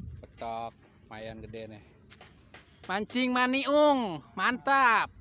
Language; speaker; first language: Indonesian; native; Indonesian